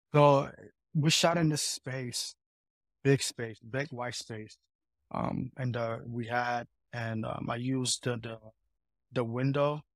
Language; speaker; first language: English; early bilingual, heritage; Italian